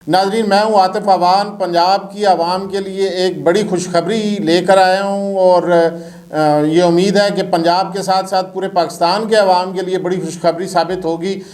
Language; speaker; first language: Urdu; non-native, local second language; Punjabi